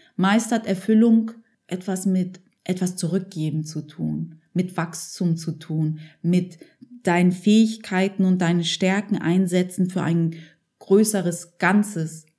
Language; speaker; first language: German; early bilingual, other home language; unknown